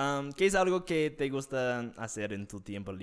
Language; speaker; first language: Spanish; non-native, fluent; English